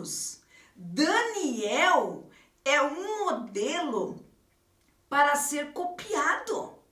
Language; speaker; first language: Portuguese; native; Portuguese